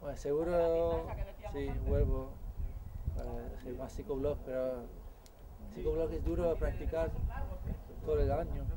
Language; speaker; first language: Spanish; non-native, fluent; English